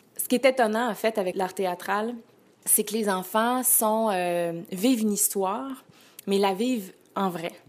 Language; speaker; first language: French; native; French